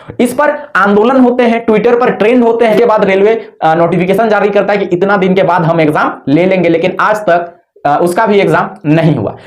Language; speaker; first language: Hindi; native; Hindi